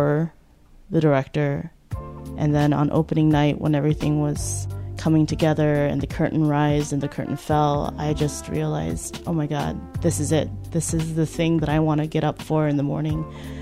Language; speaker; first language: English; native; English